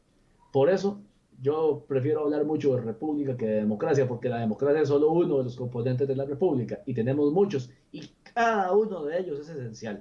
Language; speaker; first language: Spanish; native; Spanish